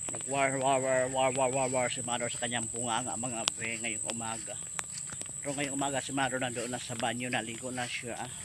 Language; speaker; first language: Filipino; non-native, local second language; Cebuano